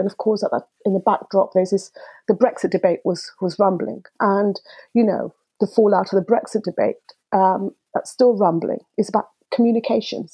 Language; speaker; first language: English; early bilingual, other home language; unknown